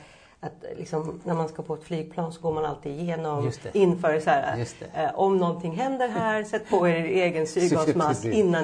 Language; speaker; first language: Swedish; native; Swedish